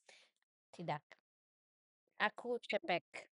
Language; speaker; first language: Indonesian; non-native, learner; English